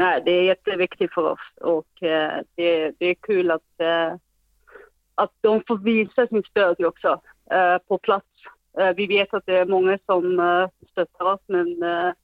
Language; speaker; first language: Swedish; non-native, fluent; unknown